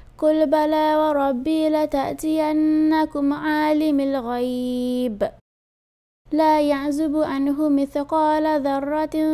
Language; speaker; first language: Arabic; non-native, learner; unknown